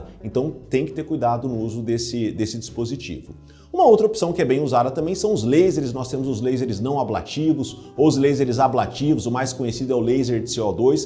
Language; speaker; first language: Portuguese; native; Portuguese